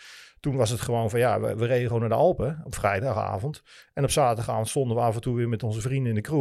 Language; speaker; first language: Dutch; native; Dutch